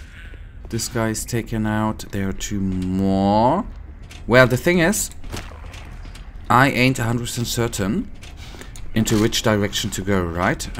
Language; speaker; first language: English; non-native, fluent; German